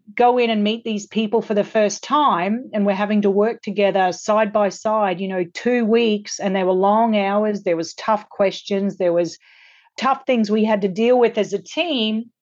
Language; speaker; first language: English; native; English